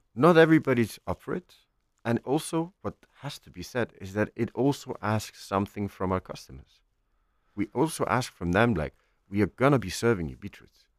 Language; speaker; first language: English; non-native, fluent; Icelandic